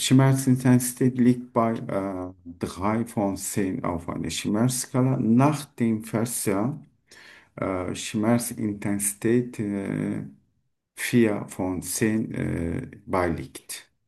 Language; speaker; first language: German; non-native, learner; Turkish